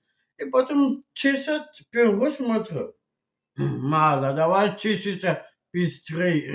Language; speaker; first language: Russian; non-native, local second language; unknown